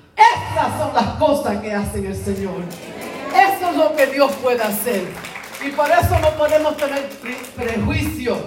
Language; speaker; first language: Spanish; native; Spanish